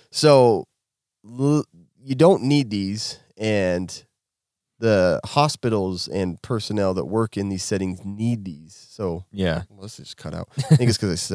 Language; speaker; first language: English; native; English